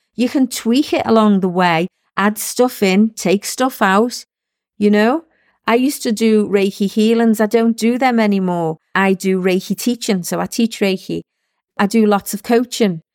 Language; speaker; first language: English; native; English